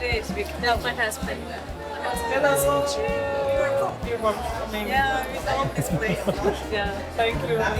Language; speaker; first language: English; non-native, fluent; Spanish